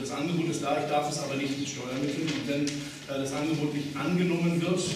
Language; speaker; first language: German; native; German